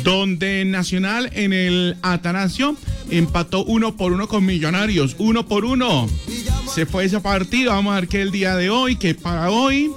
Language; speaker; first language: Spanish; native; Spanish